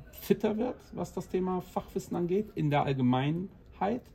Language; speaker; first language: German; non-native, fluent; Portuguese